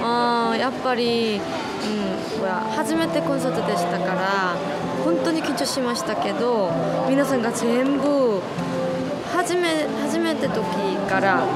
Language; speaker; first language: Japanese; non-native, learner; Korean